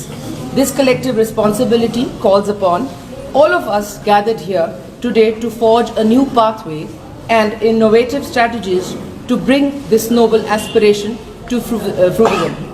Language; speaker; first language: English; non-native, local second language; Hindi